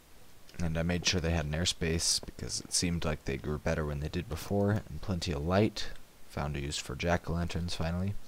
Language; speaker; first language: English; native; English